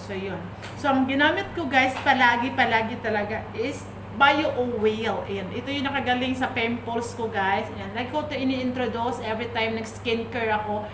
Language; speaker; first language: Filipino; native; Filipino